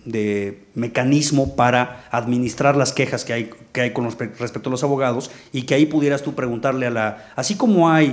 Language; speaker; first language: Spanish; native; Spanish